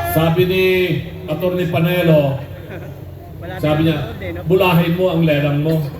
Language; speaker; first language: Filipino; non-native, local second language; Iloko